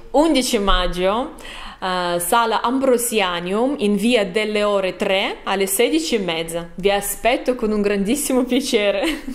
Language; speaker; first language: Italian; non-native, fluent; Russian